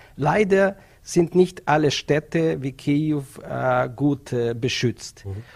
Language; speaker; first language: German; non-native, fluent; Ukrainian